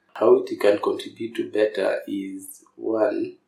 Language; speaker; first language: English; non-native, local second language; Masai